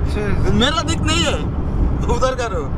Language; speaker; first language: Hindi; non-native, learner; Bangla